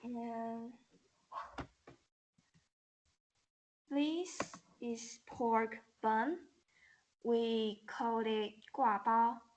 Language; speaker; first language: English; non-native, learner; Chinese